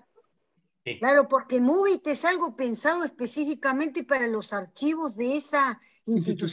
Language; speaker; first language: Spanish; native; Spanish